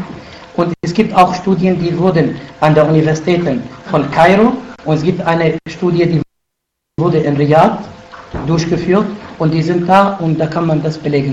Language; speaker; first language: German; non-native, fluent; Arabic